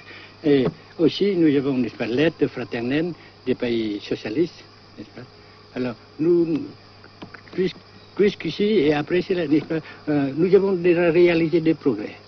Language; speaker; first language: French; non-native, fluent; Vietnamese